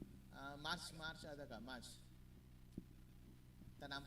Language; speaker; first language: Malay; non-native, learner; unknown